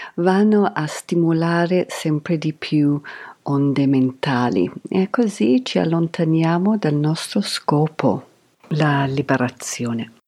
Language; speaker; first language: Italian; non-native, fluent; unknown